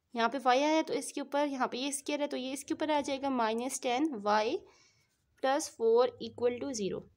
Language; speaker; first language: Urdu; non-native, local second language; Punjabi